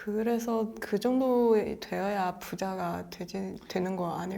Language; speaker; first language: Korean; non-native, fluent; Chinese